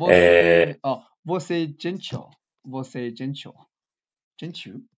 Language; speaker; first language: Portuguese; non-native, learner; Chinese